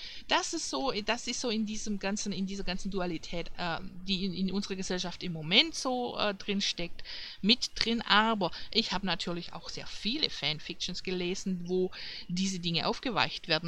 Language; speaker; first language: German; native; German